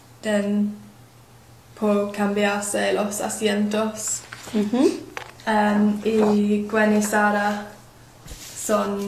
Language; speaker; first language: Spanish; non-native, learner; English